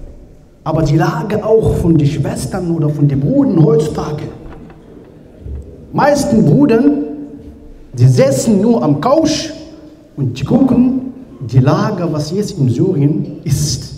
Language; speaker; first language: German; non-native, learner; Arabic